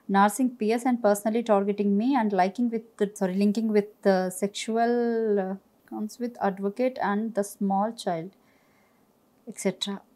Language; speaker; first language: English; non-native, local second language; Telugu